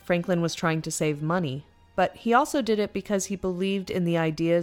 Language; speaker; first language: English; native; English